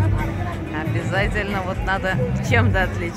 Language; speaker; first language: Russian; native; Russian